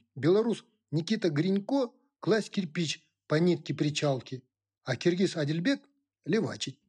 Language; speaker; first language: Russian; non-native, local second language; Kazakh